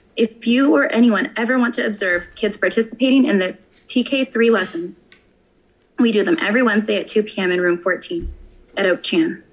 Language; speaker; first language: English; native; English